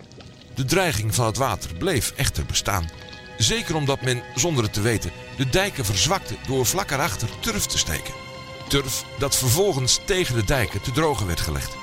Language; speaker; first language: Dutch; native; Dutch